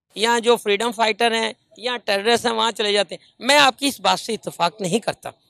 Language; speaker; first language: Hindi; native; Hindi